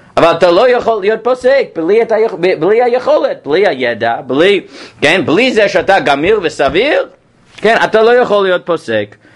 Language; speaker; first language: Hebrew; non-native, fluent; English